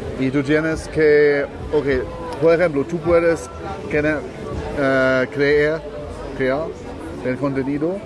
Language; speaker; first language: Spanish; non-native, learner; German